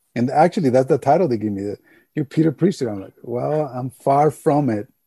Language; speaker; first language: English; early bilingual, other home language; Spanish